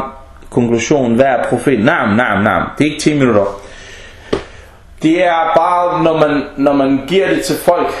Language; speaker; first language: Danish; non-native, fluent; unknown